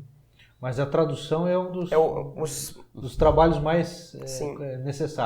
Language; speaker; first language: Portuguese; native; Portuguese